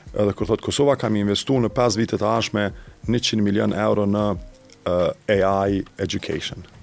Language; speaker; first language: Albanian; native; Albanian